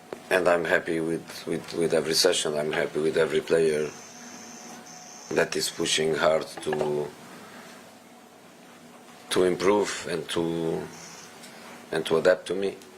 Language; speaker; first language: English; non-native, fluent; Portuguese